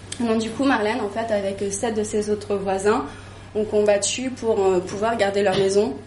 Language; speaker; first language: French; native; French